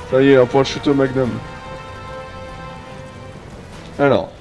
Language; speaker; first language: French; native; French